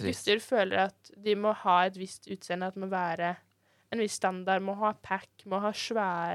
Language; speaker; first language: Norwegian; native; Norwegian